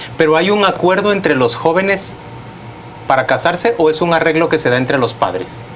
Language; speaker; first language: Spanish; native; Spanish